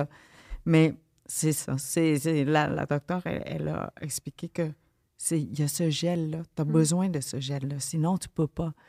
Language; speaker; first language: French; early bilingual, other home language; Vietnamese